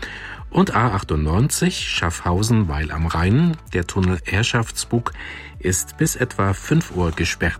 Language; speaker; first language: German; native; German